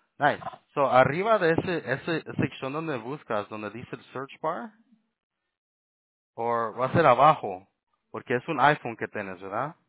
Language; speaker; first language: Spanish; early bilingual, heritage; Spanish